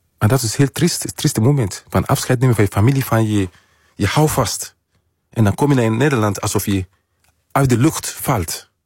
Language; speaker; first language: Dutch; non-native, learner; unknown